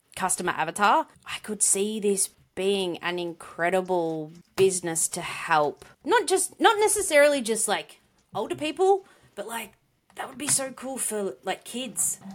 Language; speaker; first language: English; native; English